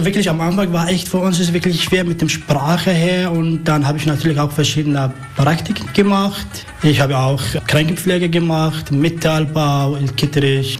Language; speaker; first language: German; non-native, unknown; Arabic